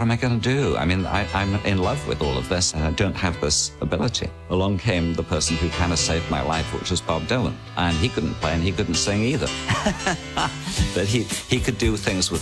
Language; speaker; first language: English; native; English